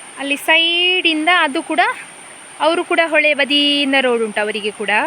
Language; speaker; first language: Kannada; native; Kannada